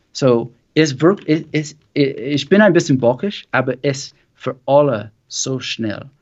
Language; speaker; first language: German; non-native, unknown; English